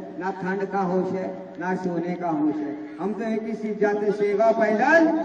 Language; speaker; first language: Hindi; non-native, local second language; Marathi